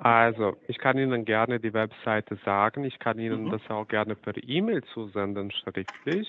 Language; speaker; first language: German; non-native, fluent; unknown